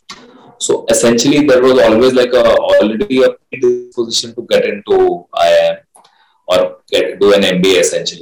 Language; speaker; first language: English; non-native, local second language; Hindi